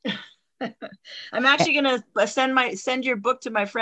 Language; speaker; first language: English; non-native, fluent; French